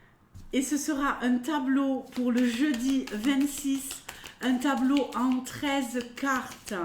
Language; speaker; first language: French; native; French